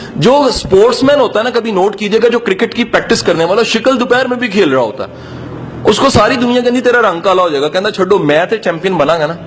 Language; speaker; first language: Urdu; non-native, local second language; Punjabi